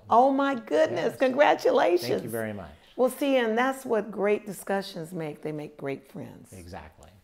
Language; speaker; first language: English; native; English